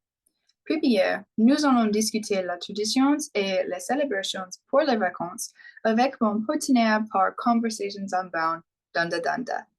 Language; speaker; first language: French; non-native, learner; English